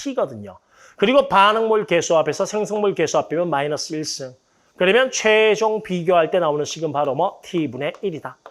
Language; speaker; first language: Korean; native; Korean